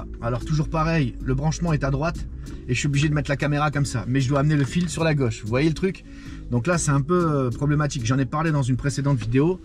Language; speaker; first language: French; native; French